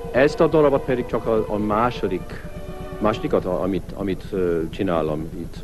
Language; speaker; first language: Hungarian; non-native, learner; English